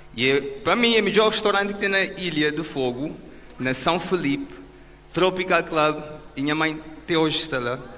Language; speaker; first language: Portuguese; non-native, local second language; Kabuverdianu